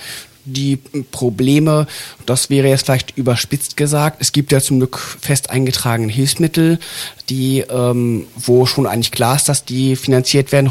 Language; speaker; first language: German; native; German